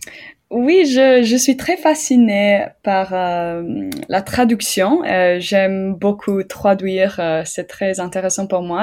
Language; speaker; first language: French; non-native, learner; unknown